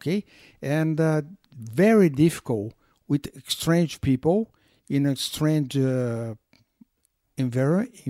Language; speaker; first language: English; non-native, learner; Portuguese